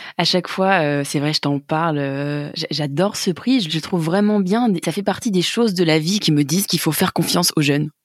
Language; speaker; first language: French; native; French